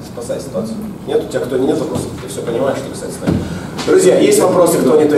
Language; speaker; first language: Russian; native; Russian